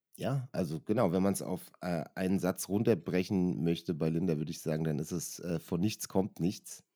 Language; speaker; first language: German; native; German